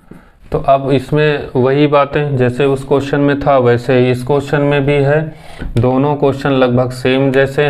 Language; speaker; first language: Hindi; native; Hindi